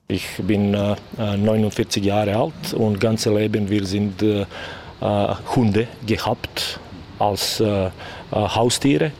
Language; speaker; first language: German; non-native, learner; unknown